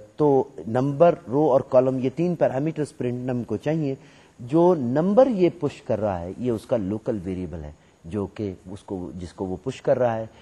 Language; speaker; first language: Urdu; native; Urdu